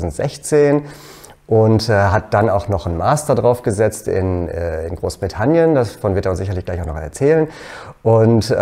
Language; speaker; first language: German; native; German